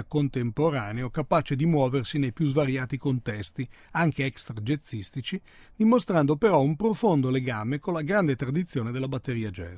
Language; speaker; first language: Italian; native; Italian